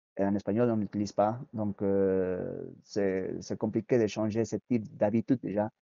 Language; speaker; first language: French; non-native, fluent; Spanish